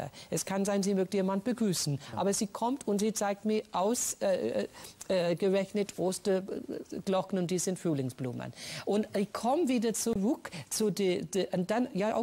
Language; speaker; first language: German; non-native, fluent; English